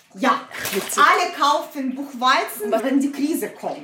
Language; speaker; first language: German; non-native, fluent; Ukrainian